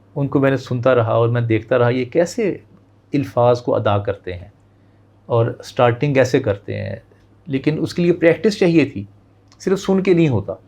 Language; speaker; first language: Urdu; non-native, local second language; Punjabi